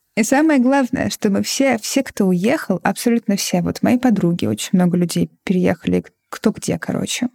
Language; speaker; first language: Russian; native; Russian